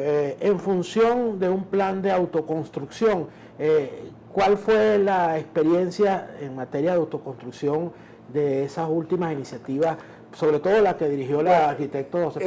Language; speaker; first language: Spanish; native; Spanish